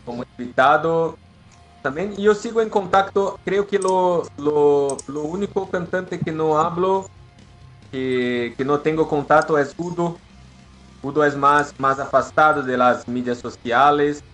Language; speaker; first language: Spanish; non-native, learner; Portuguese